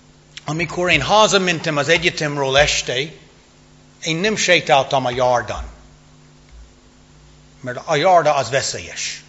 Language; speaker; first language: Hungarian; non-native, fluent; English